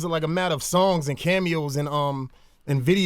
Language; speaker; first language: English; native; English